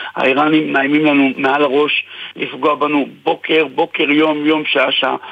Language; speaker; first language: Hebrew; native; Hebrew